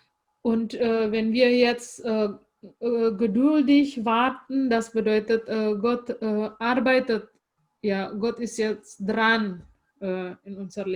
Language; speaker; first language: German; non-native, fluent; Indonesian